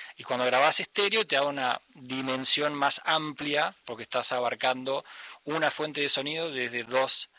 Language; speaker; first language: Spanish; native; Spanish